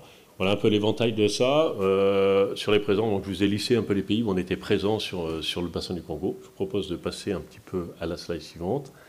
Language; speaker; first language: French; native; French